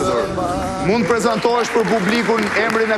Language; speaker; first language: Albanian; native; Albanian